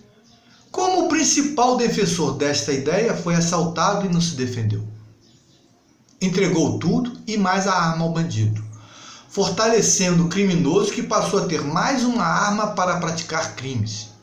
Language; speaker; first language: Portuguese; native; Portuguese